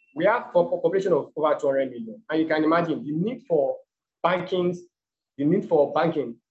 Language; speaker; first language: English; non-native, local second language; Yoruba